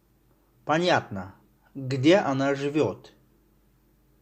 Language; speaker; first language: Russian; non-native, fluent; Tajik